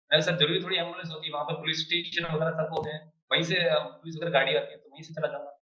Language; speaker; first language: Hindi; native; Hindi